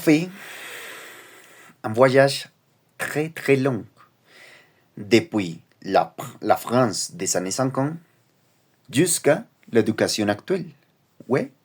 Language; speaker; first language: French; non-native, learner; Spanish